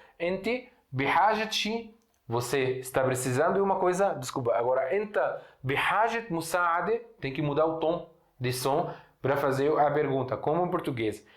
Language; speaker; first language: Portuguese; non-native, fluent; Arabic